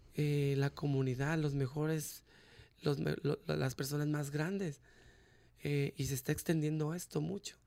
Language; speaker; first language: Spanish; native; Spanish